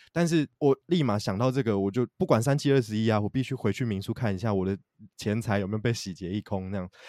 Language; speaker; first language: Chinese; native; Chinese